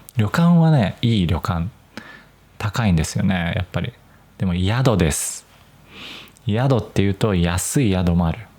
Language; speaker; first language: Japanese; native; Japanese